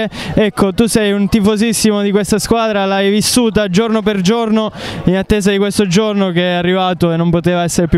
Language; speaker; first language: Italian; native; Italian